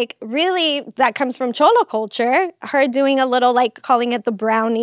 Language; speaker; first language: English; native; English